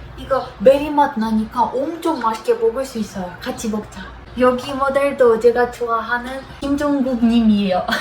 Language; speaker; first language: Korean; non-native, fluent; Ukrainian